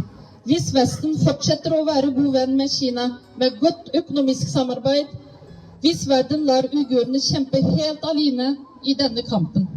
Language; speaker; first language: Norwegian; non-native, fluent; Uyghur